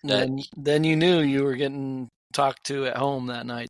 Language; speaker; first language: English; native; English